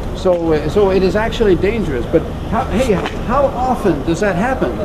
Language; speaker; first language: English; non-native, fluent; Danish